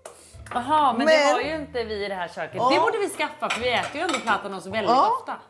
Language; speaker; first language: Swedish; native; Swedish